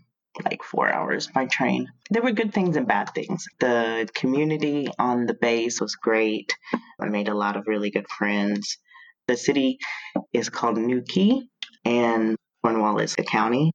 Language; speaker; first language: English; native; English